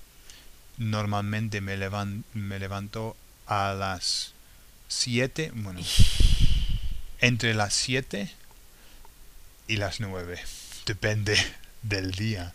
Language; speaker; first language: Spanish; non-native, fluent; English